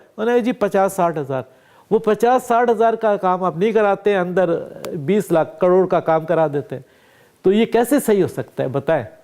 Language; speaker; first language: Urdu; native; Urdu